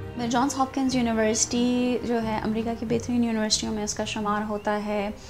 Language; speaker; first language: Urdu; non-native, local second language; Baluchi